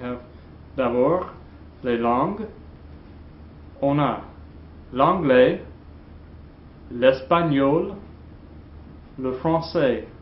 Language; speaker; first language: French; non-native, fluent; English